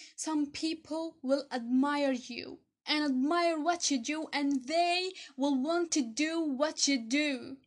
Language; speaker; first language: English; non-native, fluent; Arabic